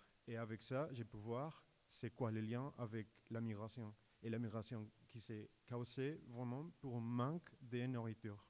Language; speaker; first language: French; non-native, fluent; Spanish